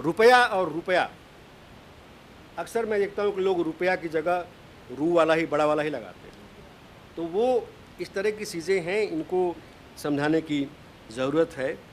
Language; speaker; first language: Hindi; native; Hindi